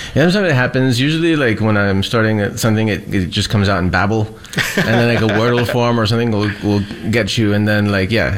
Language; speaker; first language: English; early bilingual, other home language; Spanish